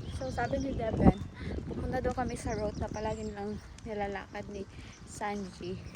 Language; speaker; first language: Filipino; native; Filipino